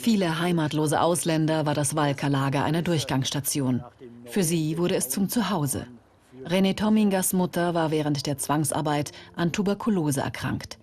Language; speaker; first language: German; native; German